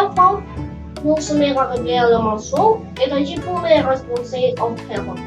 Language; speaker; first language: French; non-native, learner; Spanish